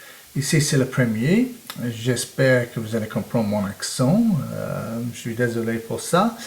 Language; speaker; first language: French; non-native, fluent; English